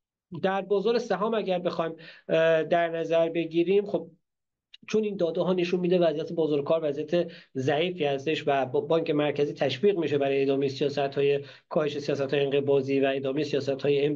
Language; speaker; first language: Persian; native; Persian